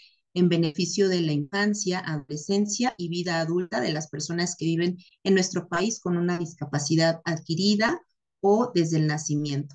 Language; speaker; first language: Spanish; native; Spanish